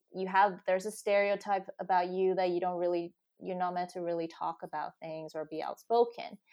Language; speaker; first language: English; non-native, local second language; Cantonese